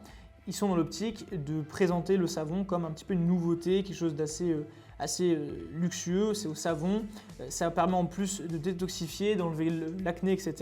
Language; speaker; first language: French; native; French